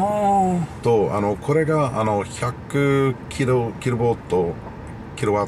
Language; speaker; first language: Japanese; non-native, learner; English